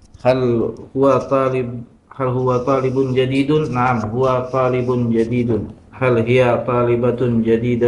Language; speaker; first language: Arabic; non-native, learner; Indonesian